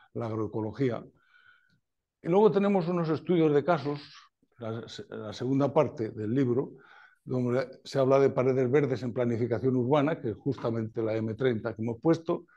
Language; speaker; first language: Spanish; native; Spanish